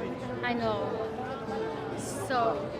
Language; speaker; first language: English; non-native, learner; Portuguese